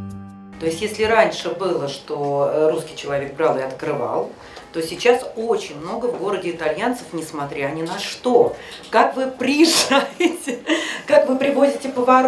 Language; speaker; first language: Russian; native; Russian